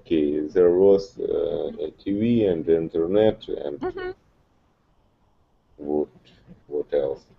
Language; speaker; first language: English; non-native, learner; Russian